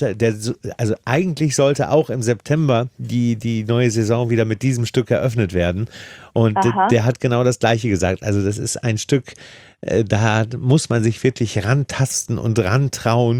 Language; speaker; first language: German; native; German